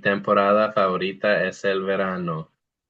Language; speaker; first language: Spanish; non-native, fluent; English